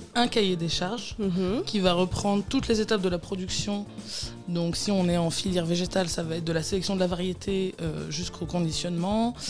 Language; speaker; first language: French; native; French